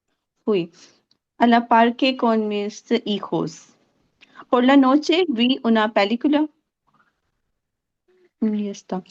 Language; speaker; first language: Spanish; non-native, learner; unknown